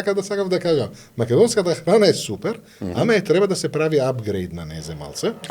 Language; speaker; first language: Macedonian; non-native, fluent; Arabic